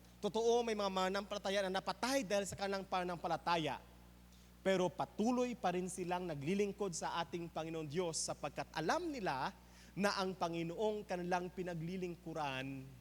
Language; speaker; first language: Filipino; native; Filipino